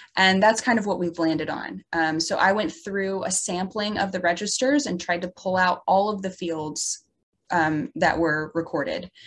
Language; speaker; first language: English; native; English